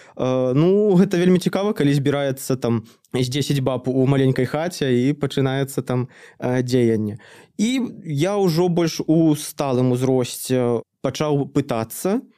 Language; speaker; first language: Belarusian; native; Belarusian